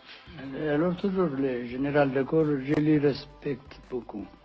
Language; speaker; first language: French; non-native, fluent; Amharic